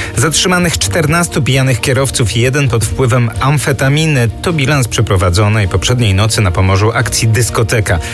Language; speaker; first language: Polish; native; Polish